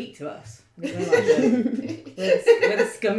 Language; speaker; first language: English; native; English